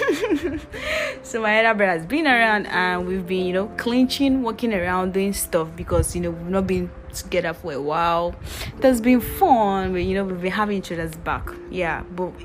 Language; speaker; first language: English; non-native, local second language; Yoruba